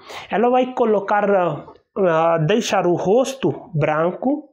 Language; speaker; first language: Portuguese; non-native, learner; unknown